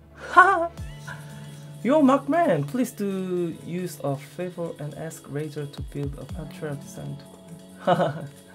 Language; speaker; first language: English; non-native, learner; Korean